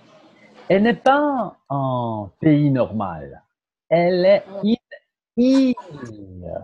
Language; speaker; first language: French; non-native, fluent; Portuguese